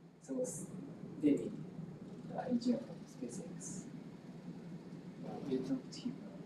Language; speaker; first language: English; non-native, local second language; Japanese